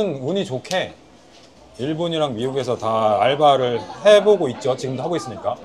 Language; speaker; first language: Korean; native; Korean